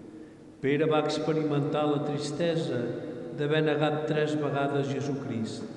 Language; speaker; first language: Catalan; native; Catalan